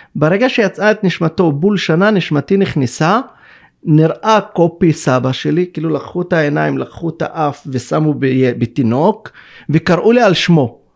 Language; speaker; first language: Hebrew; non-native, local second language; Arabic